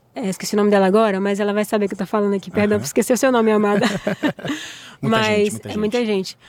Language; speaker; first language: Portuguese; native; Portuguese